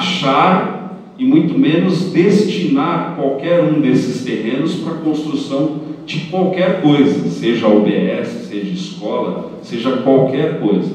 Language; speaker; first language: Portuguese; native; Portuguese